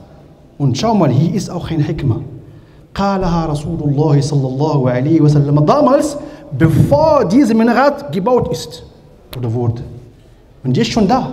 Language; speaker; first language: German; non-native, learner; Arabic